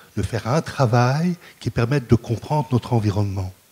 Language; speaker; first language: French; native; French